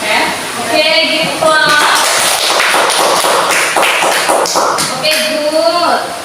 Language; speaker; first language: English; non-native, learner; Indonesian